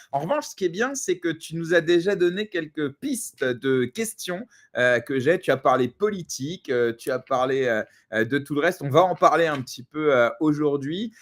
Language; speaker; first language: French; native; French